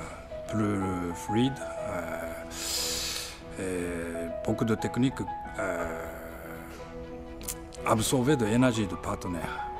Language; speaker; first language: French; non-native, learner; Japanese